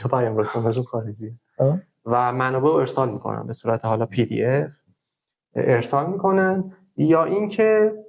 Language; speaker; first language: Persian; native; Persian